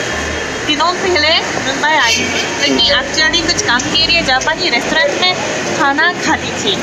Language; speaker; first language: Hindi; non-native, fluent; Japanese